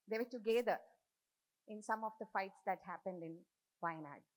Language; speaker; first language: English; non-native, local second language; Malayalam